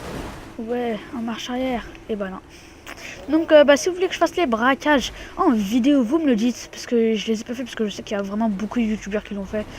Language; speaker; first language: French; native; French